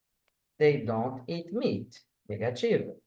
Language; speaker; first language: English; non-native, fluent; Portuguese